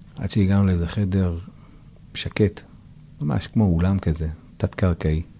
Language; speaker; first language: Hebrew; non-native, fluent; Persian